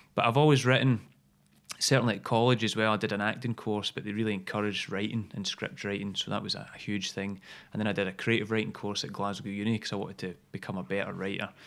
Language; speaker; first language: English; native; English